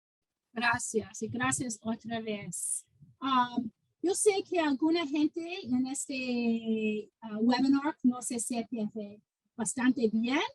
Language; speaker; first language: Spanish; non-native, fluent; English